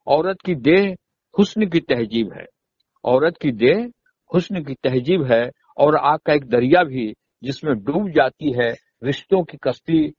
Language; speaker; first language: Hindi; native; Hindi